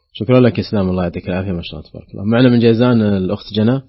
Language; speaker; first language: Arabic; native; Arabic